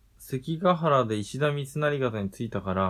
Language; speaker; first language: Japanese; native; Japanese